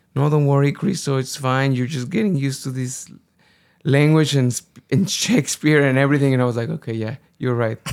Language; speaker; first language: English; non-native, fluent; Spanish